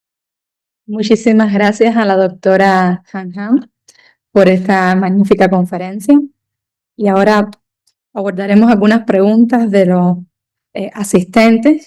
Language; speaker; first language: Spanish; native; Spanish